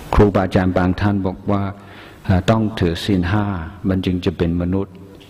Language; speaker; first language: Thai; non-native, fluent; English